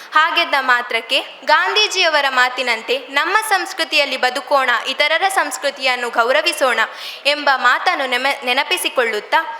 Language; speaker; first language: Kannada; native; Kannada